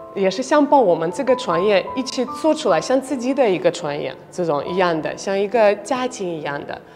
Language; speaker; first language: Chinese; non-native, fluent; Russian